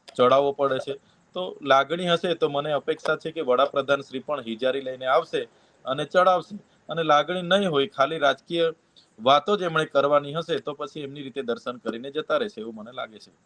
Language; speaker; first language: Gujarati; non-native, local second language; Vasavi